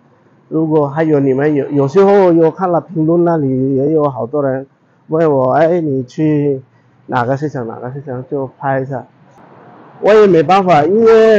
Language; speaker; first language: Chinese; non-native, fluent; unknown